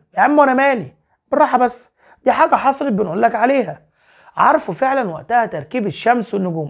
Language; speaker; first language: Arabic; native; Arabic